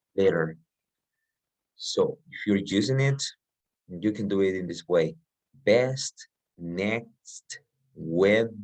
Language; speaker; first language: English; non-native, fluent; Spanish